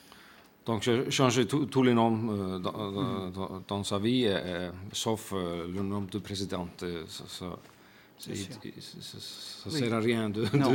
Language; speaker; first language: French; non-native, fluent; Icelandic